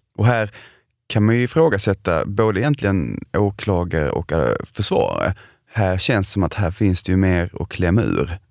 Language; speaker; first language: Swedish; native; Swedish